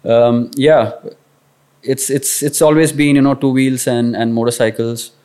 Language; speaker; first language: English; non-native, local second language; Marathi